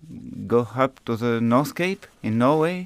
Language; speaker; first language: English; non-native, learner; French